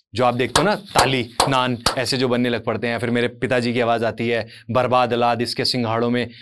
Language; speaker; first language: Hindi; native; Hindi